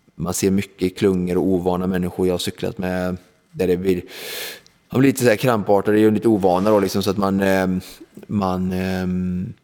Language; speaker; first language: Swedish; native; Swedish